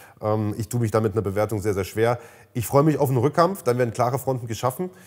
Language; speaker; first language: German; native; German